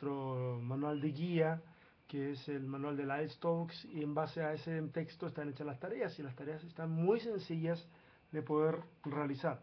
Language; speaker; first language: Spanish; native; Spanish